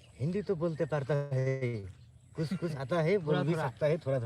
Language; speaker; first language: Hindi; non-native, learner; Bangla